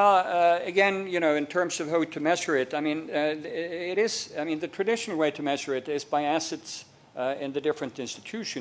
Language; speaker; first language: English; non-native, fluent; Norwegian